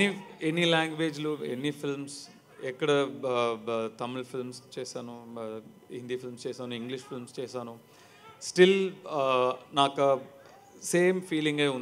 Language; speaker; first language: Telugu; non-native, learner; Tamil